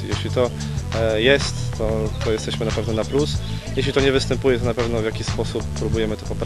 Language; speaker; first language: Polish; native; Polish